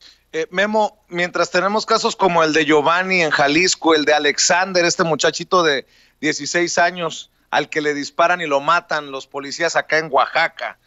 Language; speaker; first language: Spanish; native; Spanish